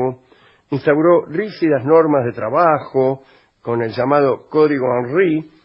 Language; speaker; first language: Spanish; native; Spanish